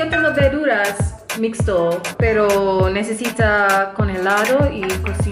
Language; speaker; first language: Spanish; non-native, learner; English